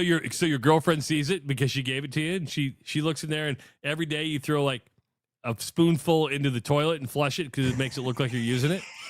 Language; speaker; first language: English; native; English